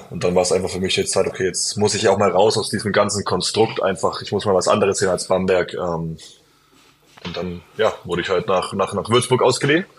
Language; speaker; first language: German; native; German